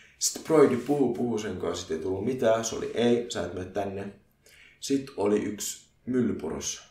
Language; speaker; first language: Finnish; early bilingual, other home language; Arabic